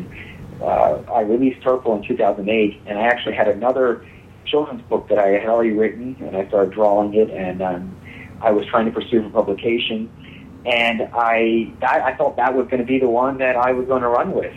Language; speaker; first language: English; native; English